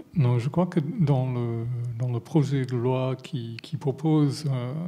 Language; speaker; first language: French; non-native, fluent; English